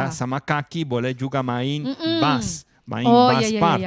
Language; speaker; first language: Indonesian; non-native, learner; Italian